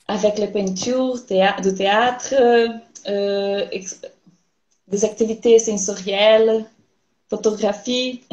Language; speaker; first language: French; non-native, learner; Portuguese